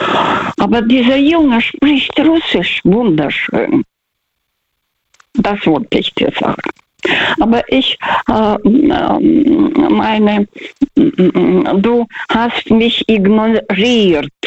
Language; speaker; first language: German; non-native, fluent; Russian